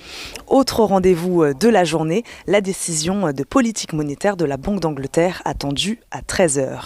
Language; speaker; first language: French; native; French